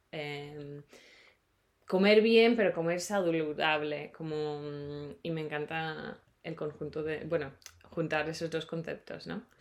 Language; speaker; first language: Spanish; non-native, fluent; English